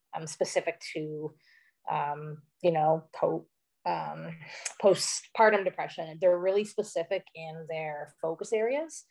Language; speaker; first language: English; native; English